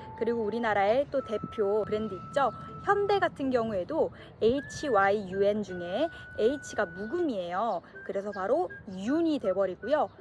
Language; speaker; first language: Korean; early bilingual, heritage; Korean